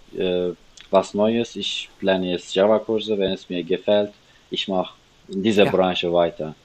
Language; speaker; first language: German; non-native, fluent; Turkish